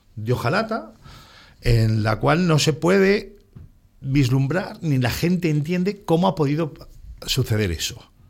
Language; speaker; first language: Spanish; non-native, local second language; Catalan